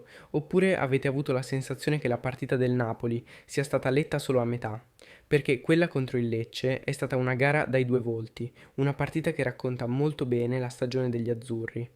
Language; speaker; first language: Italian; native; Italian